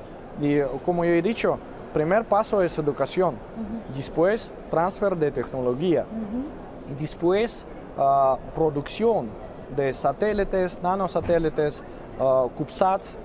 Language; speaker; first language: Spanish; non-native, fluent; Russian